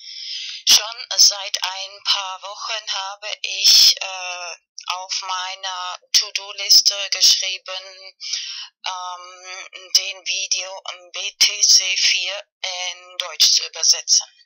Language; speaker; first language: German; non-native, learner; Spanish